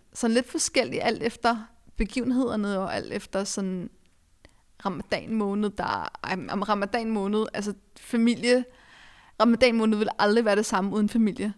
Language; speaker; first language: Danish; early bilingual, other home language; Arabic